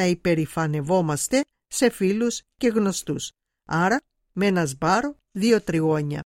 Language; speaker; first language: Greek; native; Greek